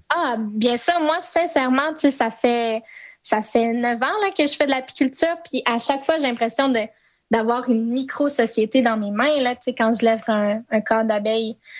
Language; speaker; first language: French; native; French